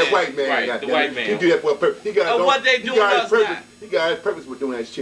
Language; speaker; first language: English; native; English